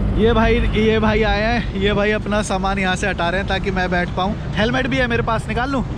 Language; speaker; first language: Hindi; native; Hindi